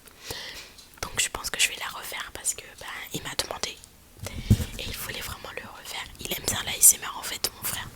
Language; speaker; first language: French; native; French